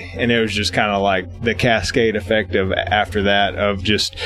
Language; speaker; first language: English; native; English